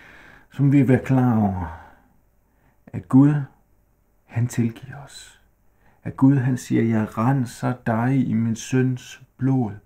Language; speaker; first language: Danish; native; Danish